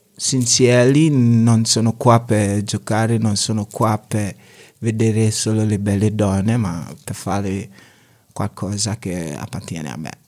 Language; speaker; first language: Italian; non-native, fluent; Akan